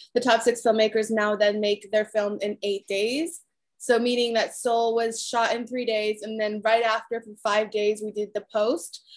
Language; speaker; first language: English; early bilingual, other home language; Spanish